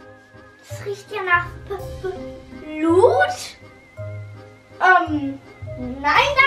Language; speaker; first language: German; native; German